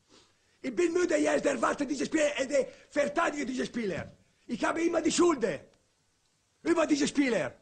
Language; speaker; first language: German; non-native, learner; Italian